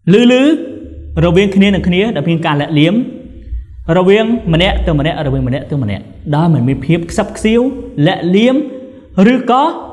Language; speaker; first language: Khmer; non-native, local second language; Eastern Cham